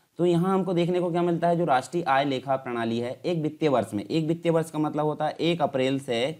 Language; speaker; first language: Hindi; native; Hindi